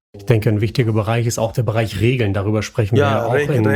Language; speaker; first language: German; native; German